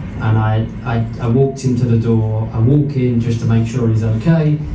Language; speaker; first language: English; native; English